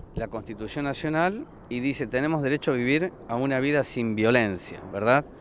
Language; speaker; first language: Spanish; native; Spanish